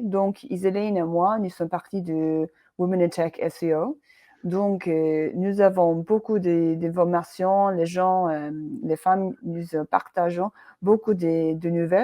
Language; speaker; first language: French; non-native, fluent; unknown